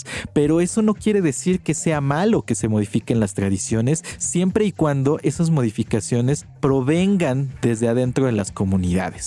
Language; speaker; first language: Spanish; native; Spanish